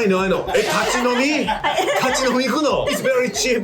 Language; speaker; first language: English; non-native, learner; Japanese